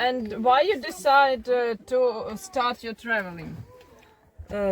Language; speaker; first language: English; non-native, learner; Ukrainian